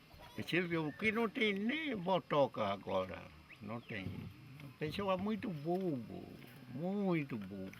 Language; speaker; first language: Portuguese; non-native, local second language; Kayapó